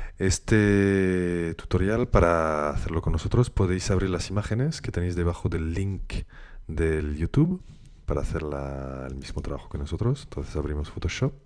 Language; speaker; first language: Spanish; native; Spanish